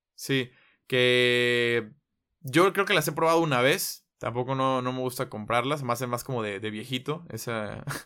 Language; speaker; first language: Spanish; native; Spanish